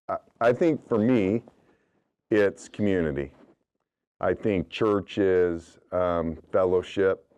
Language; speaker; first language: English; native; English